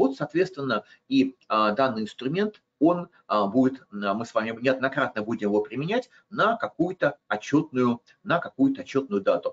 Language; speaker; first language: Russian; native; Russian